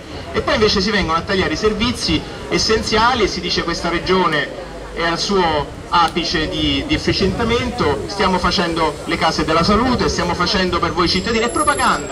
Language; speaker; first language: Italian; native; Italian